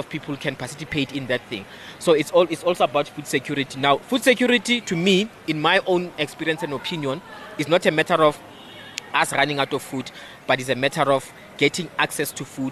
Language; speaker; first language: English; non-native, local second language; Northern Sotho